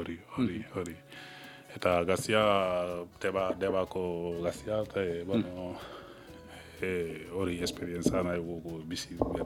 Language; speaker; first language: Basque; non-native, learner; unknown